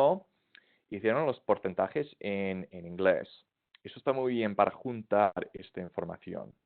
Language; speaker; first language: Spanish; non-native, fluent; English